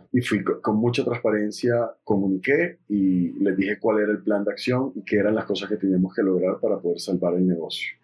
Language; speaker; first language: Spanish; native; Spanish